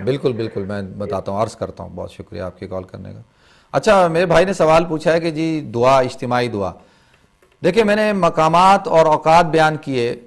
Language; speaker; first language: Urdu; native; Urdu